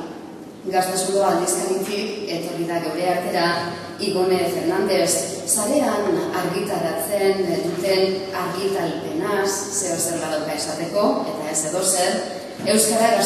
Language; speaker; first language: Basque; native; Basque